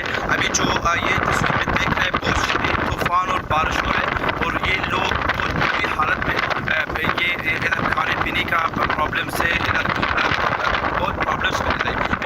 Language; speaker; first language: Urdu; non-native, fluent; Pashto